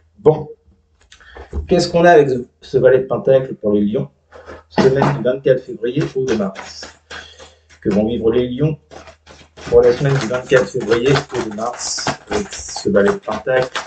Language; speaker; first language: French; native; French